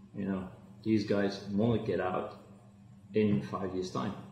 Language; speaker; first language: English; non-native, fluent; Dutch